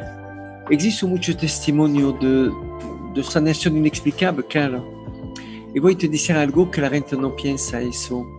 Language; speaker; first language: Spanish; non-native, learner; French